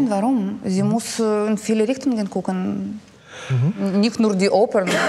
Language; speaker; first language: German; non-native, learner; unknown